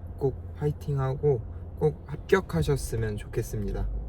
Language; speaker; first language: Korean; native; Korean